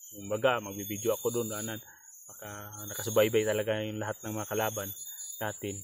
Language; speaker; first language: Filipino; non-native, local second language; Cebuano